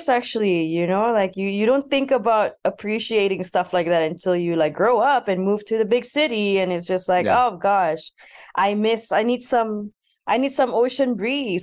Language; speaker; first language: English; non-native, local second language; Malay